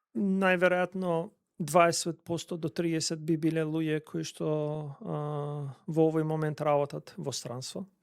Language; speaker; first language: Macedonian; non-native, local second language; Albanian